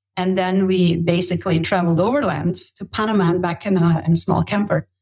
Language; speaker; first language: English; non-native, fluent; Dutch